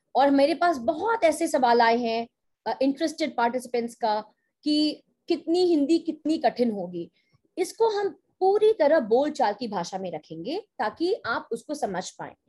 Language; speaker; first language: Hindi; native; Hindi